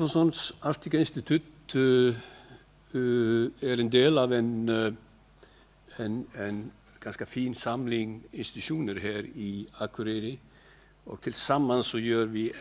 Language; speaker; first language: Swedish; non-native, fluent; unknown